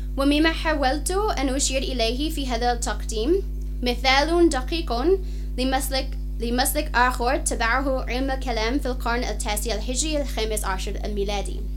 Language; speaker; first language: Arabic; non-native, fluent; English